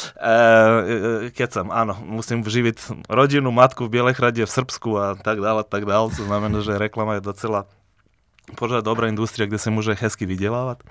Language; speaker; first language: Czech; non-native, fluent; Serbian